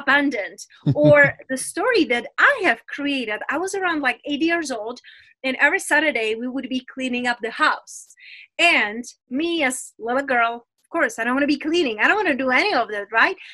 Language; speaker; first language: English; non-native, fluent; Czech